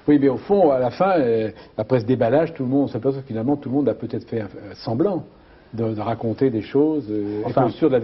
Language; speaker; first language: French; native; French